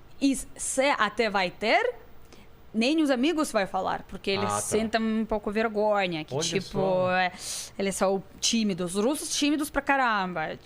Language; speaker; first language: Portuguese; non-native, fluent; Russian